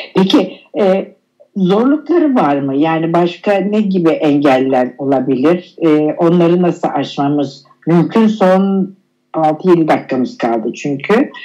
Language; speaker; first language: Turkish; native; Turkish